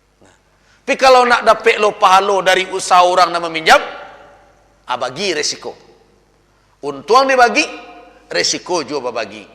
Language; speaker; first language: Malay; non-native, local second language; Minangkabau